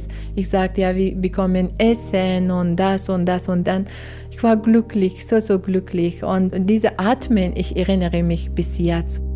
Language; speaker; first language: German; non-native, learner; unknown